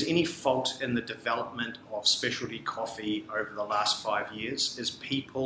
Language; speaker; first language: English; native; English